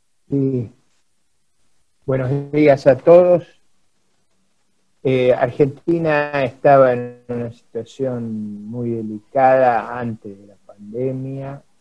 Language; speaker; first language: Spanish; native; Spanish